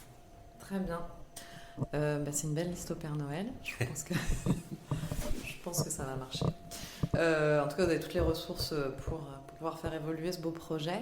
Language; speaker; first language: French; native; French